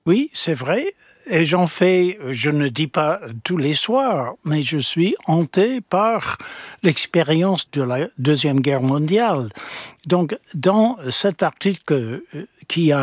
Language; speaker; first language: French; non-native, fluent; English